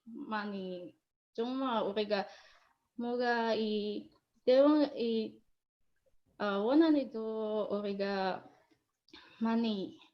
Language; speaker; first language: Korean; non-native, learner; Indonesian